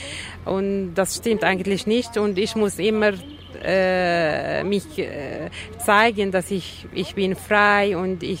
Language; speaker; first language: German; non-native, learner; Arabic